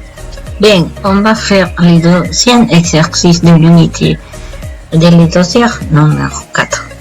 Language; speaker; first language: French; non-native, learner; Spanish